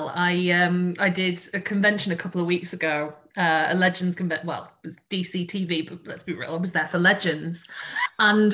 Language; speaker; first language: English; native; English